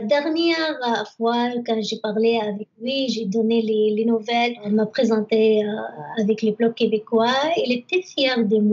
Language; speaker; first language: French; non-native, learner; Arabic